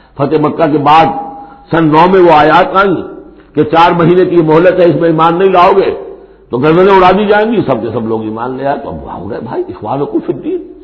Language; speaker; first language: Urdu; native; Urdu